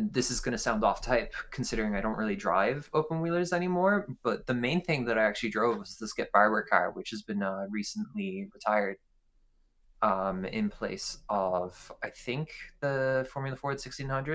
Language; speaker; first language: English; native; English